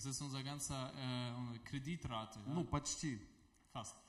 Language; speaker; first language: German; non-native, fluent; Russian